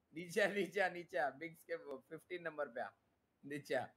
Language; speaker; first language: Hindi; native; Hindi